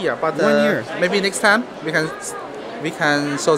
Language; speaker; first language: English; non-native, learner; Chinese